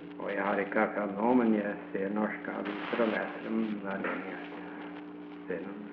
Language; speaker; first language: Norwegian; early bilingual, heritage; Norwegian